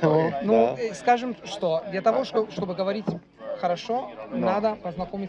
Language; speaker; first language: Russian; non-native, fluent; Italian